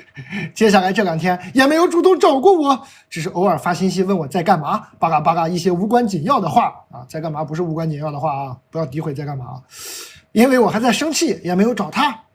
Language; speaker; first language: Chinese; native; Chinese